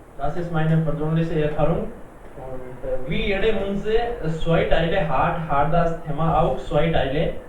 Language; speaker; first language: German; non-native, learner; Punjabi